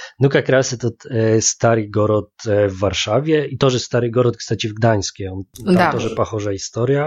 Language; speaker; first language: Polish; non-native, learner; Russian